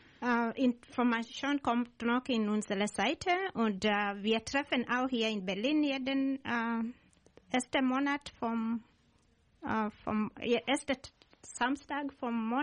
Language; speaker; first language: German; non-native, learner; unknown